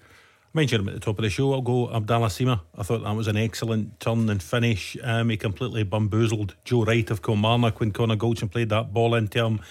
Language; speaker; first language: English; native; English